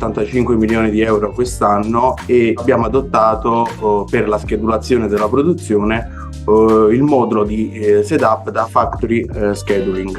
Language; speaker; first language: Italian; native; Italian